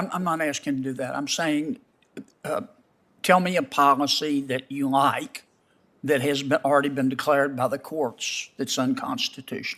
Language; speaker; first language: English; native; English